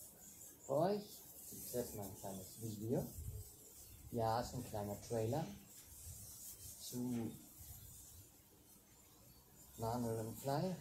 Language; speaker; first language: German; native; German